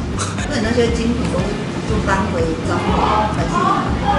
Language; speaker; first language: Chinese; native; Chinese